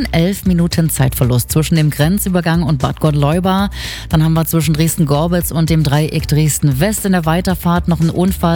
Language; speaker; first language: German; native; German